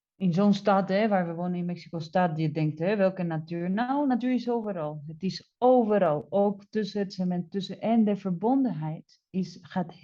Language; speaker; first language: Dutch; non-native, fluent; Spanish